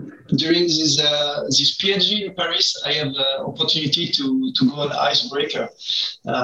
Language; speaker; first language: English; non-native, learner; French